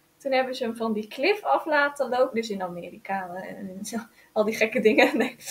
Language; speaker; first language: Dutch; native; Dutch